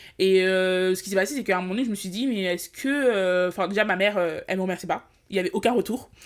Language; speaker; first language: French; early bilingual, other home language; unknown